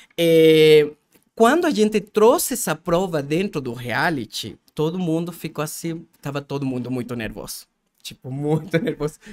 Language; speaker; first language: Portuguese; non-native, fluent; Spanish